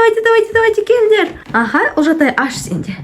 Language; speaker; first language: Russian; non-native, local second language; Kazakh